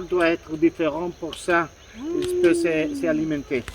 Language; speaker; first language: French; non-native, fluent; Spanish